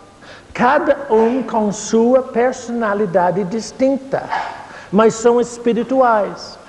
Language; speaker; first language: Portuguese; non-native, fluent; English